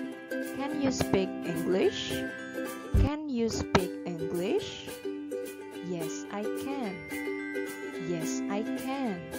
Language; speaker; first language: English; non-native, fluent; Indonesian